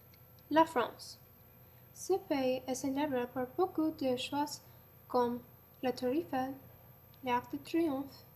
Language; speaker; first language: French; non-native, learner; English